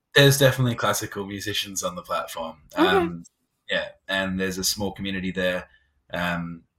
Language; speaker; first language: English; native; English